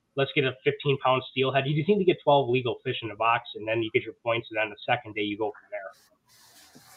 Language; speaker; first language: English; native; English